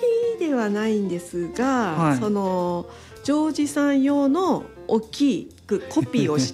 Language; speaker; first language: Japanese; native; Japanese